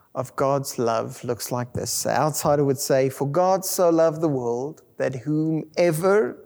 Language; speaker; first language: English; non-native, local second language; Afrikaans